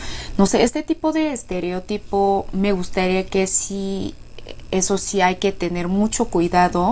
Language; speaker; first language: Spanish; non-native, fluent; Korean